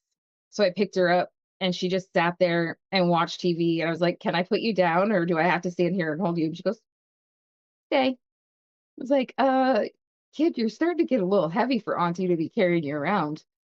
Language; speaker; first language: English; native; English